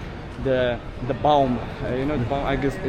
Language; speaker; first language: English; non-native, learner; Arabic